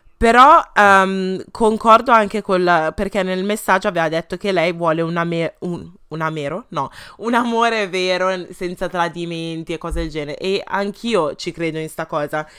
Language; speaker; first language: Italian; early bilingual, other home language; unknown